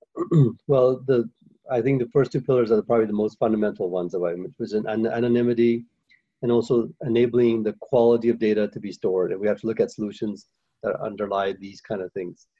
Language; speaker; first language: English; early bilingual, other home language; Hindi